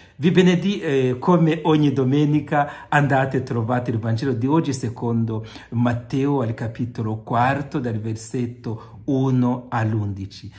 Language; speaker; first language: Italian; non-native, fluent; Kinyarwanda